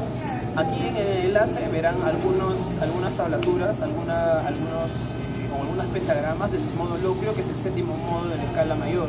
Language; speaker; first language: Spanish; native; Spanish